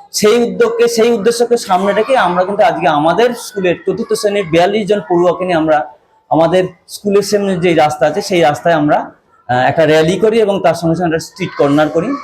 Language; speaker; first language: Bangla; native; Bangla